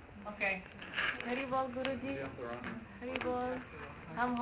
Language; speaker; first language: English; non-native, fluent; Dutch